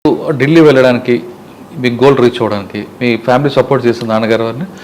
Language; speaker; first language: Telugu; native; Telugu